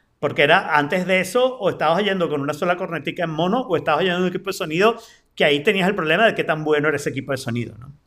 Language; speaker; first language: Spanish; native; Spanish